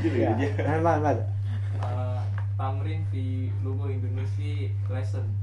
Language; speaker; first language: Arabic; non-native, learner; Indonesian